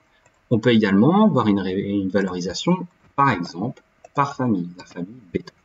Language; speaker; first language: French; native; French